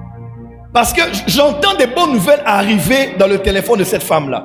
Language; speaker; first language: French; non-native, local second language; Lingala